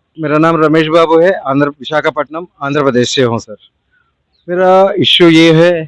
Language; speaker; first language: Hindi; non-native, local second language; Telugu